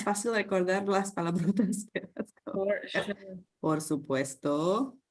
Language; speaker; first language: Spanish; non-native, fluent; Indonesian